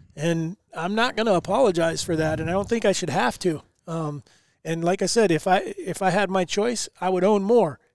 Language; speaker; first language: English; native; English